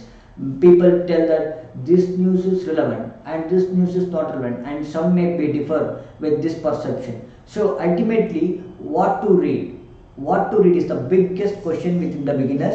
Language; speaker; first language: English; non-native, local second language; Kannada